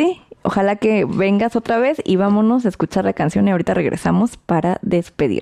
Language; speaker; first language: Spanish; native; Spanish